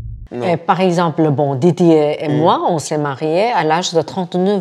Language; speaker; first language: French; non-native, fluent; Korean